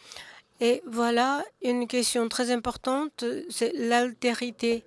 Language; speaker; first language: French; non-native, fluent; Japanese